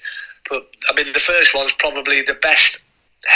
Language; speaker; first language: English; non-native, local second language; Welsh